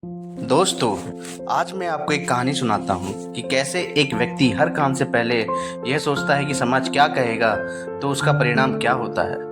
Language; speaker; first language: Hindi; native; Hindi